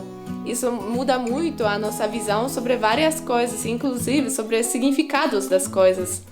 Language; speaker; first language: Portuguese; non-native, fluent; Polish